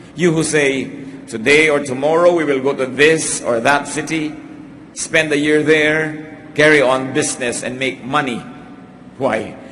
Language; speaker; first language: English; non-native, local second language; Filipino